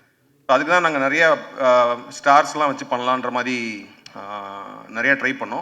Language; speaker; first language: Tamil; native; Tamil